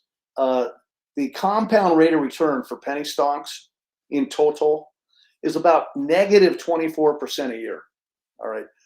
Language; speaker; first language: English; native; English